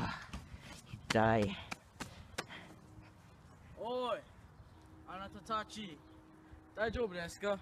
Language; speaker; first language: Japanese; non-native, learner; English